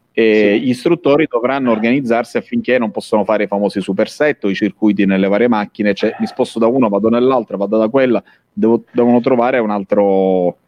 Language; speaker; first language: Italian; native; Italian